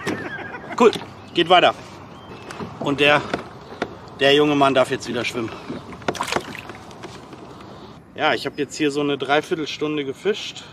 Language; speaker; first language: German; native; German